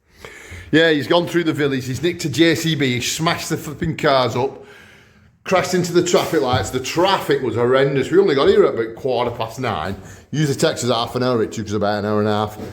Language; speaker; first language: English; native; English